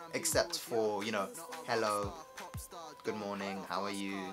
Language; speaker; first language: English; native; English